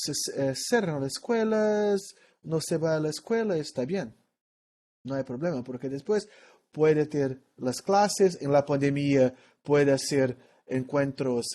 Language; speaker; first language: Spanish; non-native, learner; Portuguese